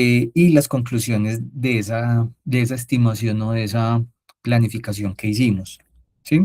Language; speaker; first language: Spanish; native; Spanish